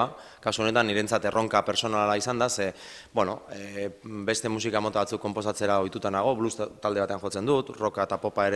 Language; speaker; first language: Basque; native; Basque